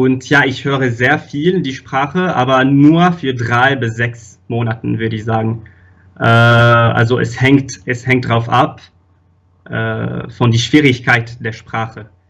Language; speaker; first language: German; non-native, fluent; Arabic